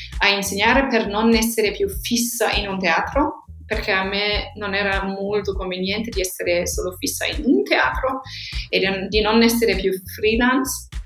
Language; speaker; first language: Italian; non-native, fluent; German